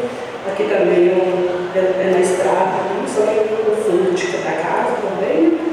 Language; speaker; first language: Portuguese; native; Portuguese